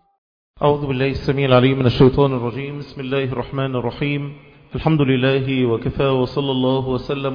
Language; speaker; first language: Arabic; native; Arabic